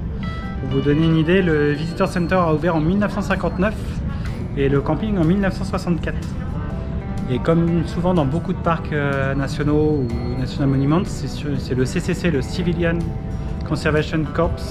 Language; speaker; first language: French; native; French